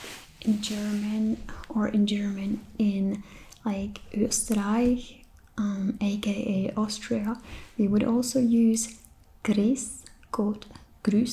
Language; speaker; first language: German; non-native, fluent; Czech